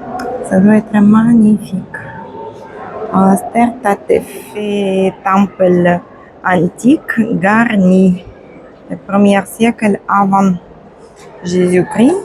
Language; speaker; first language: French; non-native, fluent; Russian